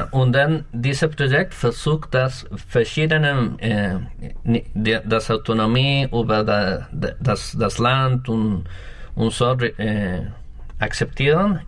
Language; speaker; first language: German; non-native, learner; Spanish